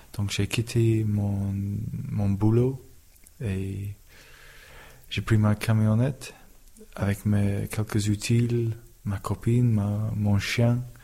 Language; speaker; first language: French; non-native, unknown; English